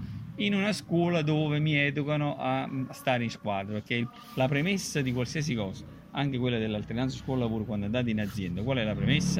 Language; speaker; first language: Italian; native; Italian